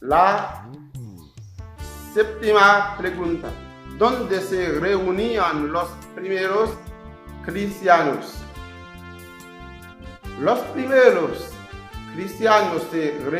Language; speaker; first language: Spanish; non-native, learner; Haitian Creole